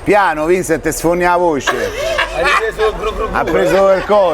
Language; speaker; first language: Italian; native; Italian